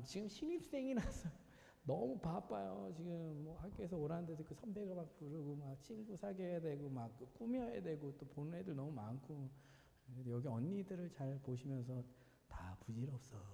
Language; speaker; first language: Korean; native; Korean